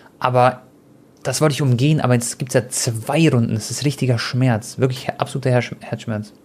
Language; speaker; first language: German; early bilingual, other home language; Croatian